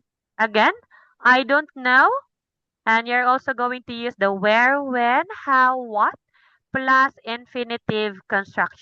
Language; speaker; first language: English; non-native, fluent; Cebuano